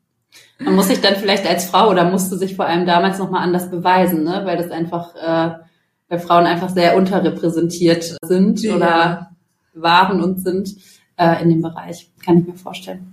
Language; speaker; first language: German; native; German